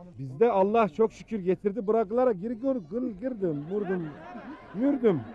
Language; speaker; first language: Turkish; native; Turkish